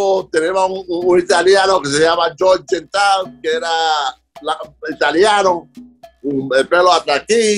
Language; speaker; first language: Spanish; early bilingual, other home language; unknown